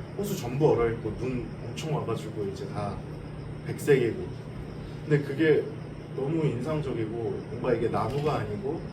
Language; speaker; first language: Korean; native; Korean